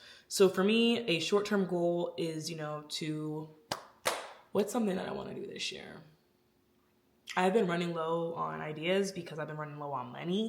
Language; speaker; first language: English; native; English